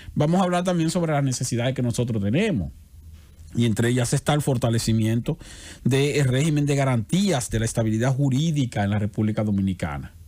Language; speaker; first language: Spanish; native; Spanish